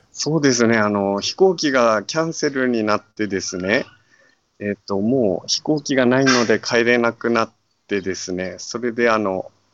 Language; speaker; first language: Japanese; native; Japanese